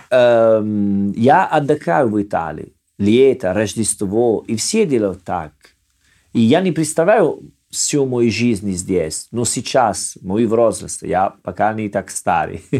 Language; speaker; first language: Russian; non-native, learner; Italian